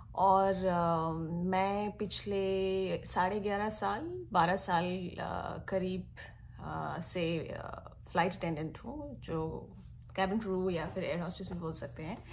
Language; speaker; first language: Hindi; non-native, local second language; Bangla